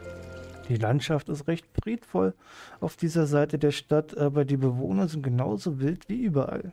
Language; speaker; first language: German; native; German